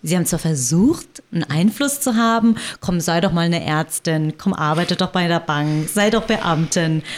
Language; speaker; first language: German; early bilingual, other home language; Vietnamese